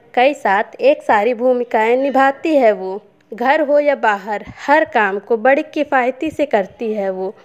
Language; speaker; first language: Hindi; native; Hindi